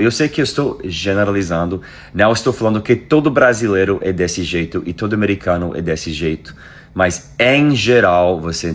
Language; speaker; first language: Portuguese; non-native, fluent; English